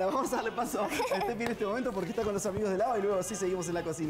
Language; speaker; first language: Spanish; native; Spanish